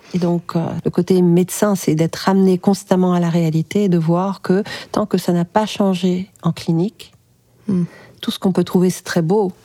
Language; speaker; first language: French; early bilingual, other home language; Arabic